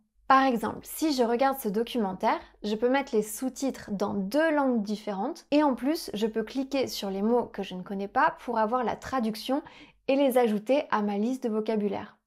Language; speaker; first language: French; native; French